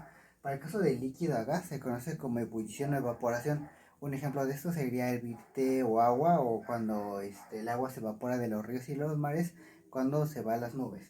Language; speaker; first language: Spanish; native; Spanish